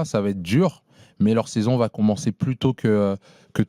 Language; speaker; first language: French; native; French